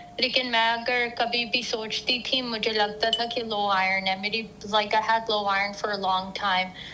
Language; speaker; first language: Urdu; early bilingual, heritage; Urdu